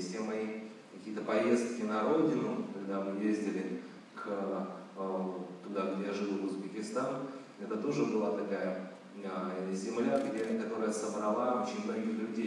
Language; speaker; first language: Russian; native; Russian